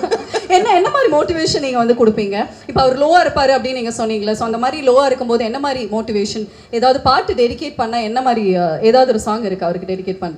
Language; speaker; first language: Tamil; native; Tamil